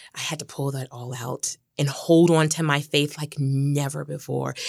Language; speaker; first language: English; native; English